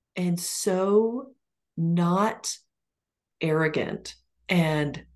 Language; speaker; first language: English; native; English